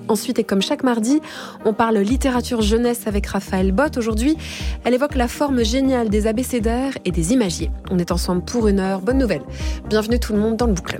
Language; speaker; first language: French; native; French